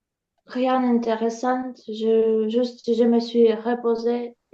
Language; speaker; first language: French; non-native, learner; Ukrainian